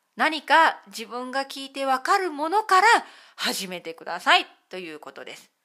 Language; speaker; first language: Japanese; native; Japanese